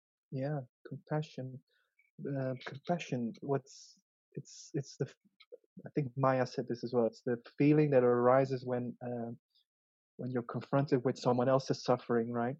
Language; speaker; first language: English; non-native, local second language; Dutch